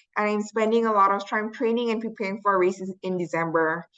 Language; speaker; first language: English; non-native, fluent; Indonesian